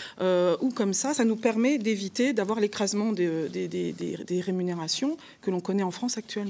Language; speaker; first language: French; native; French